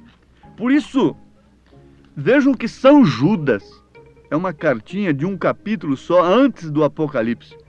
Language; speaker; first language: Portuguese; native; Portuguese